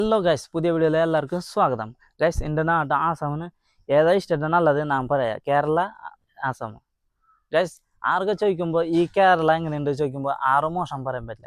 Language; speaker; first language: Malayalam; non-native, local second language; Assamese